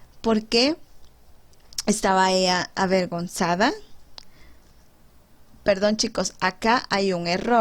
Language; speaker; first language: Spanish; native; Spanish